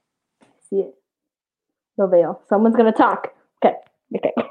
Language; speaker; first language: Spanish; early bilingual, heritage; English